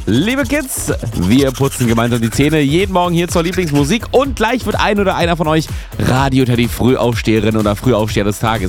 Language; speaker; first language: German; native; German